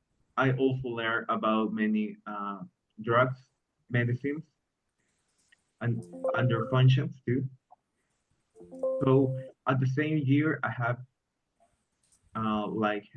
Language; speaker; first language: English; non-native, learner; Spanish